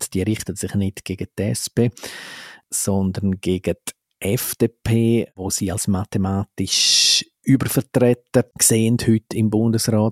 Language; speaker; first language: German; native; German